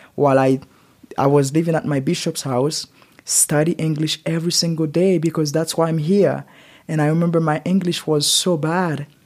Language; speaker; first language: English; non-native, learner; Haitian Creole